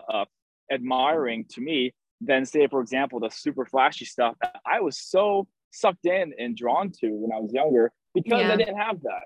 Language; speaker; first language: English; native; English